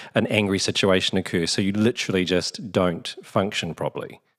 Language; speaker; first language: English; native; English